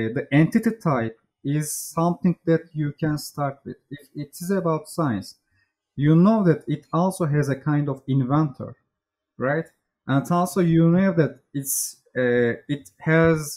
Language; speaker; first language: English; non-native, fluent; Turkish